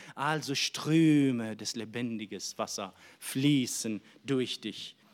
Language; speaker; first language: German; non-native, fluent; Arabic